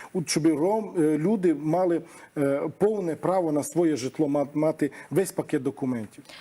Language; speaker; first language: Ukrainian; non-native, local second language; Romany